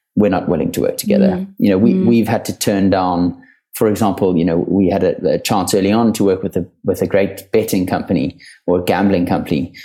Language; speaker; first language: English; native; English